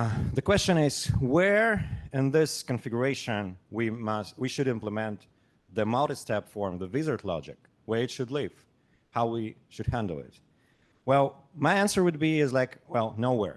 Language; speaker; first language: English; non-native, fluent; Russian